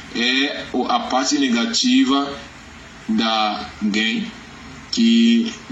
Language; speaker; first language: Portuguese; non-native, learner; Yoruba